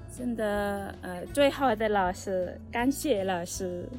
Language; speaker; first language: Chinese; non-native, learner; Indonesian